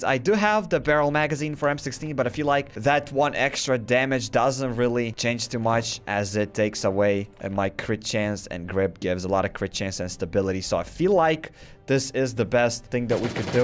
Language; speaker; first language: English; non-native, fluent; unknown